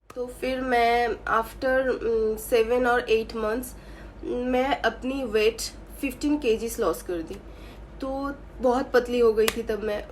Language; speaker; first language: Hindi; non-native, local second language; Bangla